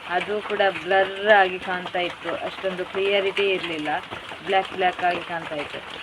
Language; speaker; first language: Kannada; non-native, local second language; Tulu